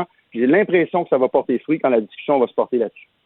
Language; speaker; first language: French; native; French